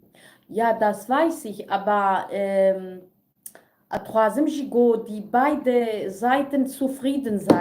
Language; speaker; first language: German; non-native, learner; Kurdish